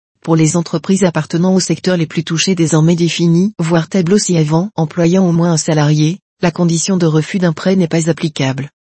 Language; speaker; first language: French; native; French